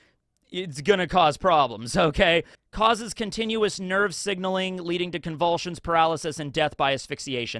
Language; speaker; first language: English; native; English